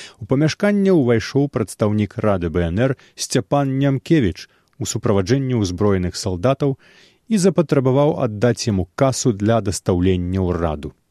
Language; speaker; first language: Belarusian; native; Belarusian